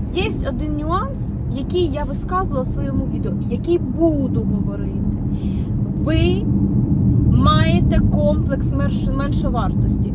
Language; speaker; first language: Ukrainian; non-native, local second language; Russian